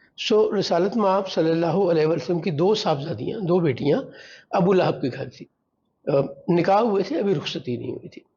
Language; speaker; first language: Urdu; non-native, local second language; Punjabi